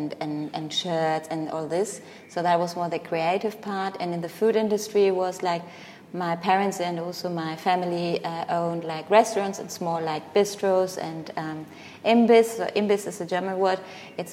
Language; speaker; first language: English; non-native, fluent; Greek